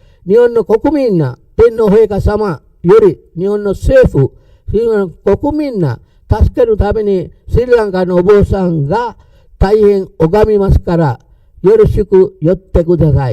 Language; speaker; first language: Japanese; non-native, learner; Sinhala